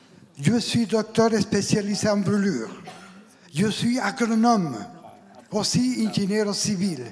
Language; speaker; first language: French; non-native, learner; Spanish